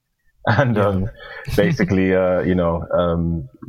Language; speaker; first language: English; native; English